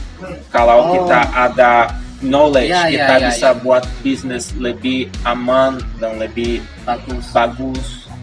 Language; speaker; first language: Indonesian; non-native, fluent; Portuguese